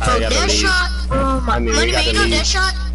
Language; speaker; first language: English; native; English